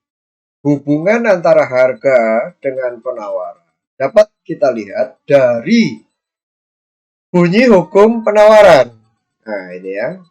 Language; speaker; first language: Indonesian; native; Indonesian